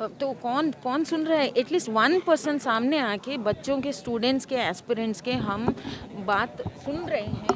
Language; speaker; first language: Hindi; non-native, local second language; Kannada